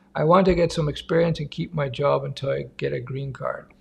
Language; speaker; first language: English; native; English